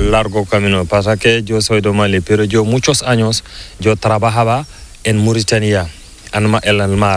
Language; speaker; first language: Spanish; non-native, learner; Fula